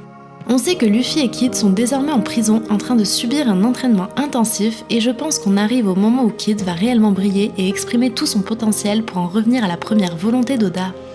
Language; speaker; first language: French; native; French